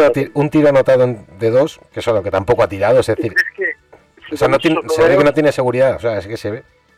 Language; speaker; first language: Spanish; native; Spanish